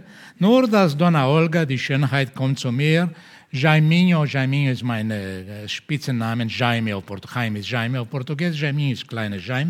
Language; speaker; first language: German; non-native, fluent; Portuguese